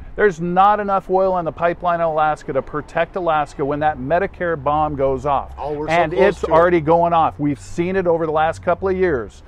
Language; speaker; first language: English; native; English